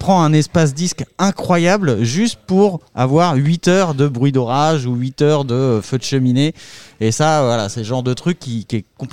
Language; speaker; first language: French; native; French